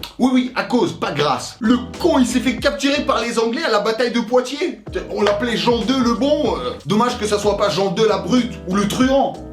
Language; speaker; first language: French; early bilingual, other home language; Russian